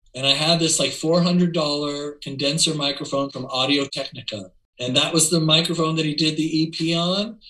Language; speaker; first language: English; native; English